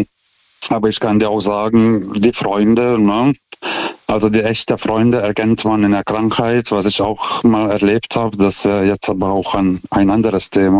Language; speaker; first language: German; non-native, fluent; Lithuanian